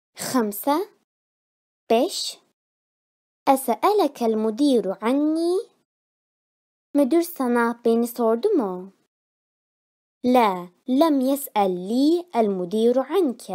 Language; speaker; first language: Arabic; non-native, fluent; Turkish